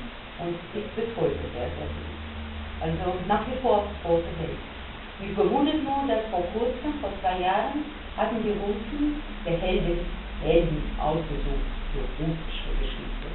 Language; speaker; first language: German; non-native, fluent; Russian